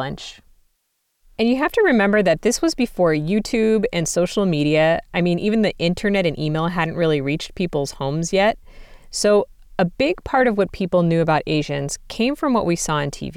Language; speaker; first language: English; native; English